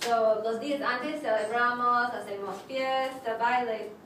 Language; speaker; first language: Spanish; non-native, fluent; English